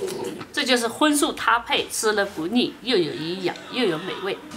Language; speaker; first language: Chinese; native; Chinese